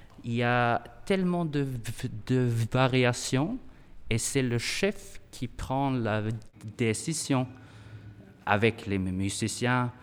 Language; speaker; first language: French; non-native, fluent; Swedish